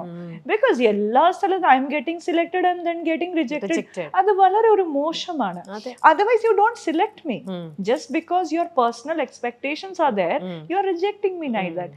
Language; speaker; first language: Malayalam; non-native, local second language; Punjabi